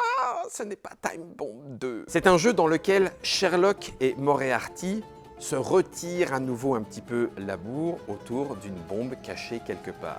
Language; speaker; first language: French; native; French